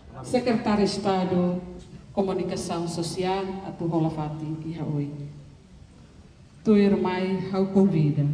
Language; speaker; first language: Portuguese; non-native, local second language; Tetum